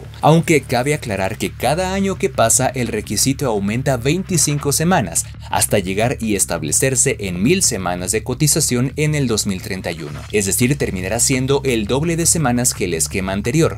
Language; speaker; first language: Spanish; native; Spanish